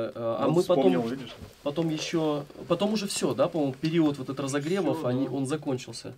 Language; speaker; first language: Russian; native; Russian